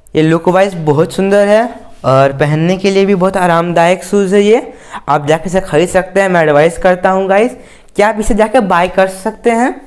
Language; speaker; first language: Hindi; native; Hindi